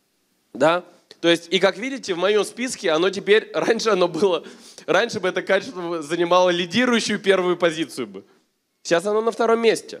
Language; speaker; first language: Russian; native; Russian